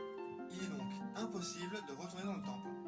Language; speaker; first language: French; native; French